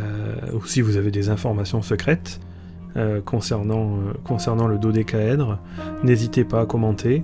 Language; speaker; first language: French; native; French